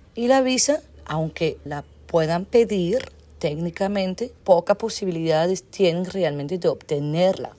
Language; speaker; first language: Spanish; non-native, fluent; French